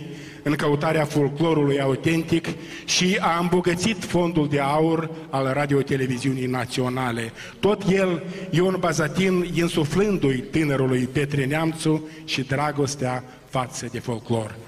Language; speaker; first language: Romanian; native; Romanian